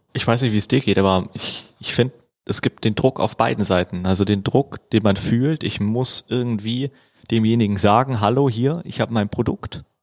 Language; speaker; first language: German; native; German